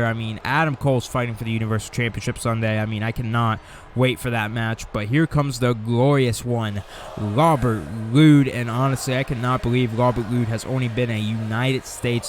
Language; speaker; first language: English; native; English